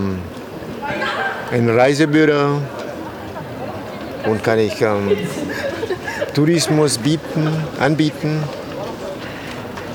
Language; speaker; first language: German; non-native, learner; Spanish